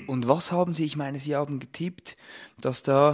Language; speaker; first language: German; native; German